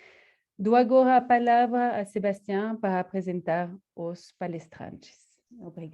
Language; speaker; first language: Portuguese; non-native, fluent; Spanish